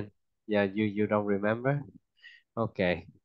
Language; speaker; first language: English; non-native, fluent; Vietnamese